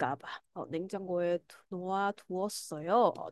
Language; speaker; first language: Korean; non-native, fluent; Chinese